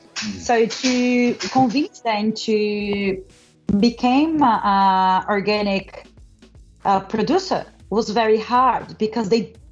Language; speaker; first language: English; non-native, learner; Portuguese